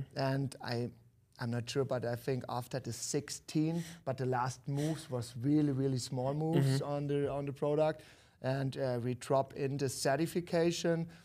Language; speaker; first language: English; non-native, learner; German